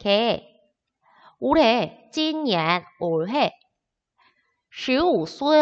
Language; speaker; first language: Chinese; non-native, fluent; Korean